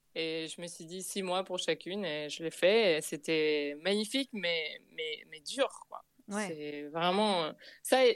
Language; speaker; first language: French; non-native, fluent; Spanish